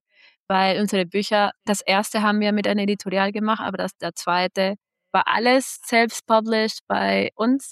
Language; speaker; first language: German; non-native, fluent; Spanish